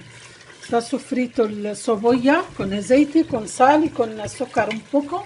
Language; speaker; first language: Spanish; non-native, learner; Arabic